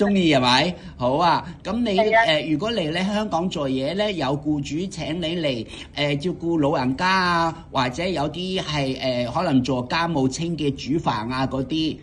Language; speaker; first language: Cantonese; native; Cantonese